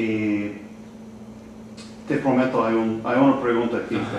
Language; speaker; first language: Spanish; non-native, learner; English